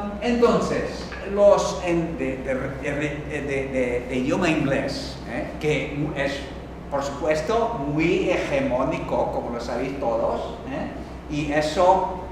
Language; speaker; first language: Spanish; non-native, fluent; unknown